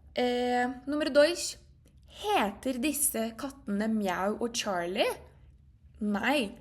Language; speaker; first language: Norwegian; non-native, fluent; Portuguese